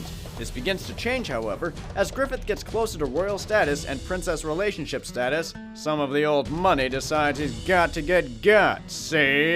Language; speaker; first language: English; native; English